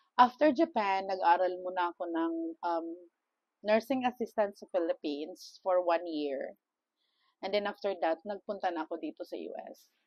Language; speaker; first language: Filipino; non-native, local second language; Cebuano